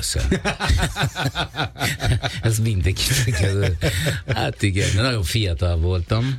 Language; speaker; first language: Hungarian; non-native, learner; Italian